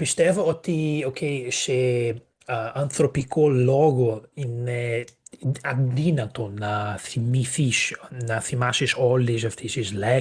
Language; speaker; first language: Greek; non-native, fluent; Portuguese